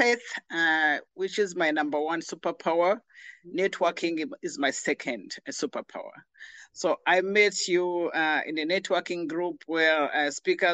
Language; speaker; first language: English; non-native, local second language; Kinyarwanda